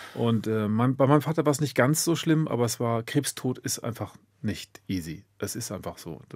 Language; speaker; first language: German; native; German